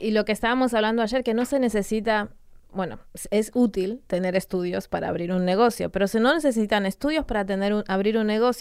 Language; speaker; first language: Spanish; native; Spanish